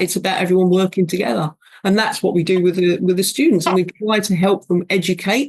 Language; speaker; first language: English; native; English